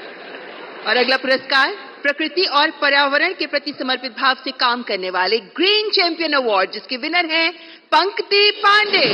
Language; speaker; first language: Hindi; native; Hindi